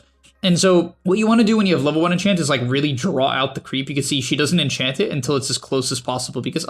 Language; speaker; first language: English; native; English